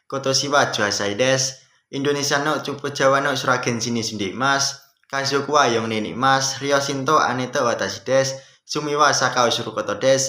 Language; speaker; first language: Japanese; non-native, learner; Indonesian